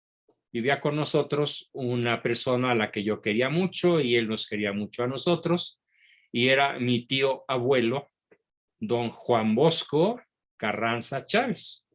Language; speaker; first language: Spanish; native; Spanish